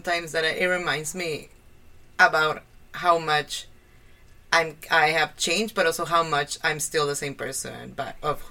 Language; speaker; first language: English; non-native, fluent; Spanish